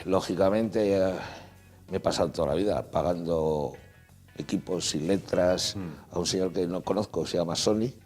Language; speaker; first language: Spanish; native; Spanish